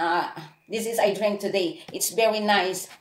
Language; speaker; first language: English; non-native, learner; Filipino